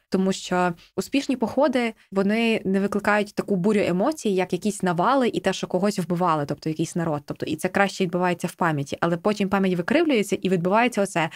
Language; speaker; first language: Ukrainian; native; Ukrainian